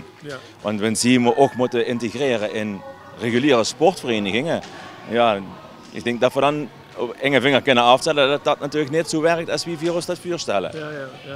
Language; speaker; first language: Dutch; native; Dutch